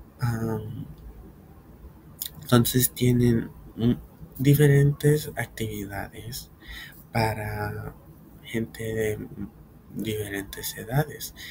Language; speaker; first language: Spanish; early bilingual, heritage; Spanish